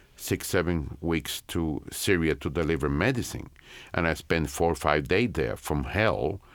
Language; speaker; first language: English; non-native, fluent; Spanish